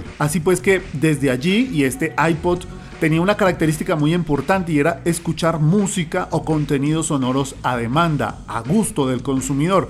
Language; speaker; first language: Spanish; native; Spanish